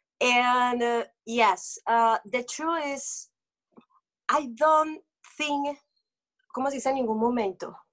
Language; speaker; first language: English; non-native, local second language; Spanish